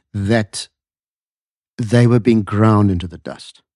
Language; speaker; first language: English; native; English